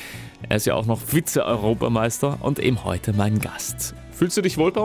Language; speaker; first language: German; native; German